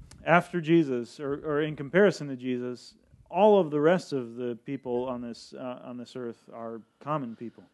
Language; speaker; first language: English; early bilingual, other home language; Spanish